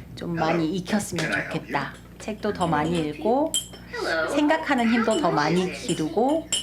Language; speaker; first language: Korean; native; Korean